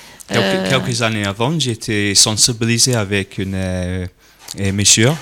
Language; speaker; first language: French; non-native, learner; English